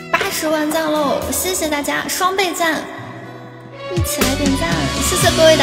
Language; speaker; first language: Chinese; native; Chinese